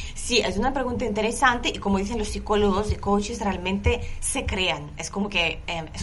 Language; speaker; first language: Spanish; non-native, fluent; Lithuanian